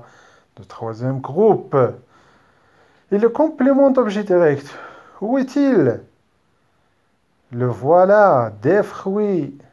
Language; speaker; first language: French; non-native, local second language; Arabic